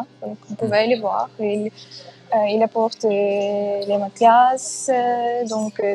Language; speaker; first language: French; non-native, fluent; Ukrainian